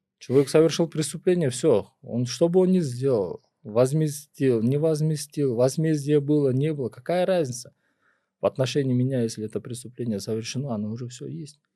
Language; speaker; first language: Russian; non-native, local second language; Kyrgyz